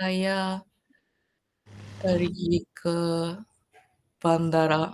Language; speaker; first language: Indonesian; non-native, learner; Japanese